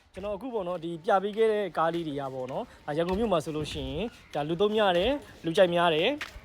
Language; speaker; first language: Burmese; native; Burmese